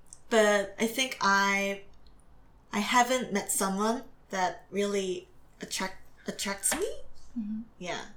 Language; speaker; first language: English; non-native, learner; Korean